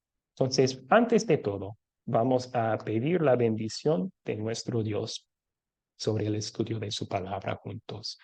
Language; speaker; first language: Spanish; non-native, fluent; English